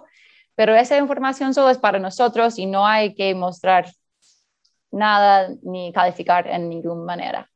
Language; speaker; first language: Spanish; early bilingual, heritage; Spanish